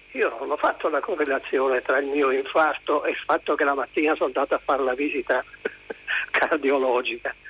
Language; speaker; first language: Italian; native; Italian